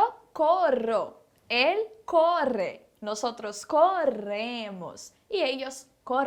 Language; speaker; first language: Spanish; non-native, fluent; Portuguese